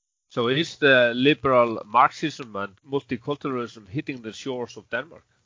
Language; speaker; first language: English; non-native, fluent; Icelandic